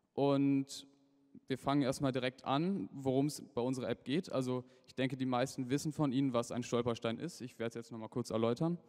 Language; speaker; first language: German; native; German